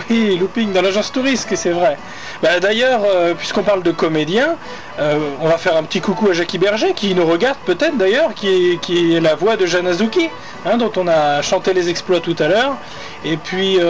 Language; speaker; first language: French; native; French